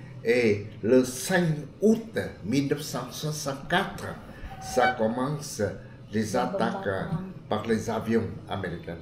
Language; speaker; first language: French; non-native, fluent; Vietnamese